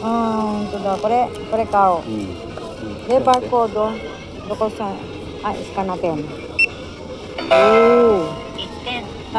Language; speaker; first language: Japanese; non-native, learner; Filipino